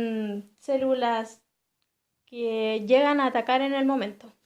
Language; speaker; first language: Spanish; native; Spanish